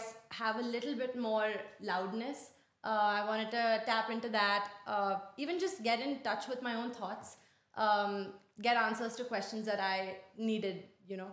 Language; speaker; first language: English; non-native, local second language; Hindi